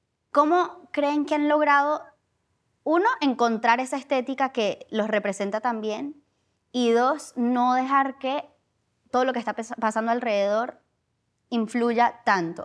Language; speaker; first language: Spanish; early bilingual, heritage; Spanish